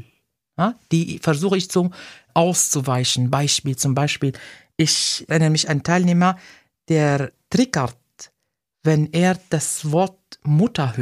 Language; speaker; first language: German; non-native, fluent; Arabic